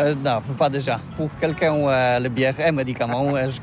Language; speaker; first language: French; non-native, learner; Polish